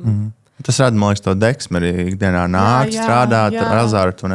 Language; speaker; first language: Latvian; native; Latvian